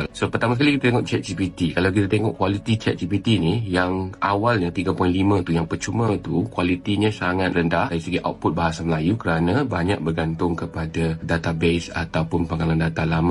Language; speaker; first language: Malay; native; Malay